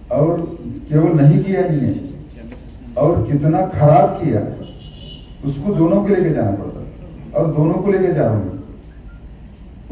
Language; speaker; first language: Hindi; non-native, local second language; Kannada